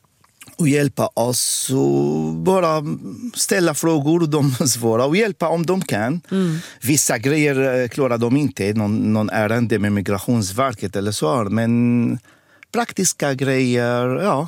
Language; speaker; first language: Swedish; non-native, fluent; Arabic